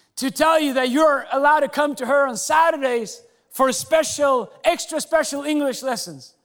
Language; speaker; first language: English; non-native, fluent; Swedish